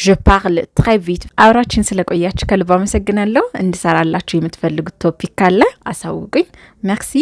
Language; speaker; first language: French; non-native, fluent; Amharic